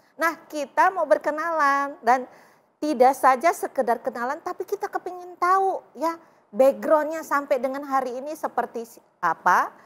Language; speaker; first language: Indonesian; native; Indonesian